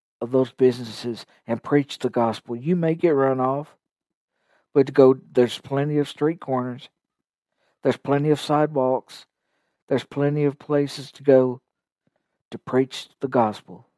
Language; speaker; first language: English; native; English